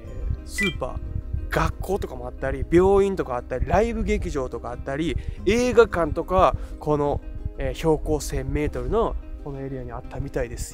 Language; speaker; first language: Japanese; native; Japanese